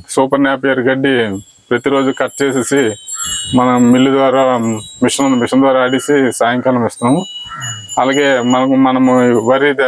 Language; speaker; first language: Telugu; native; Telugu